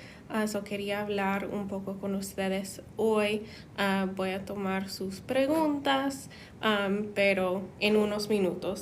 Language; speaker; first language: Spanish; non-native, fluent; English